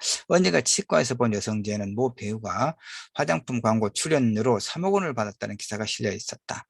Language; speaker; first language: Korean; native; Korean